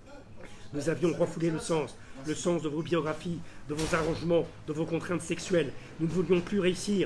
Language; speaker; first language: French; native; French